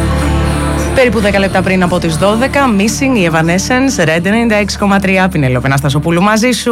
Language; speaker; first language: Greek; native; Greek